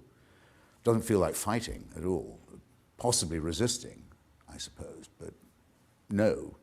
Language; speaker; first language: English; native; English